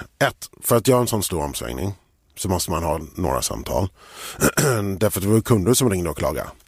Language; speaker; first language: Swedish; early bilingual, other home language; English